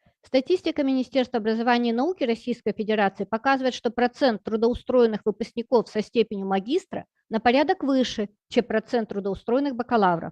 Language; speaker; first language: Russian; native; Russian